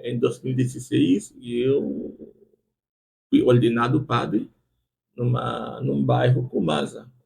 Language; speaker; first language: Portuguese; non-native, fluent; Haitian Creole